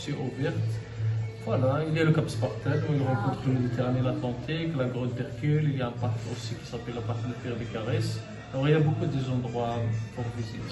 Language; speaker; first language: French; non-native, local second language; Arabic